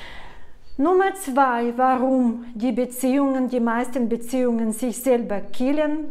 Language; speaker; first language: German; non-native, fluent; Russian